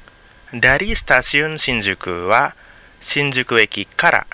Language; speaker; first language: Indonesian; non-native, fluent; Japanese